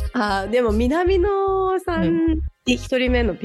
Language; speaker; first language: Japanese; native; Japanese